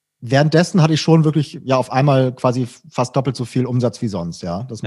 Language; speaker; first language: German; native; German